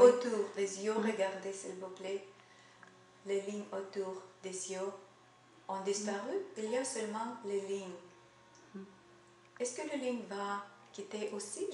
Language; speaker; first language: French; non-native, learner; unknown